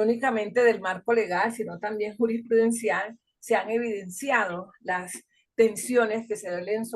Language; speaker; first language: Spanish; native; Spanish